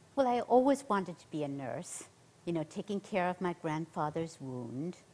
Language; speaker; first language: English; native; English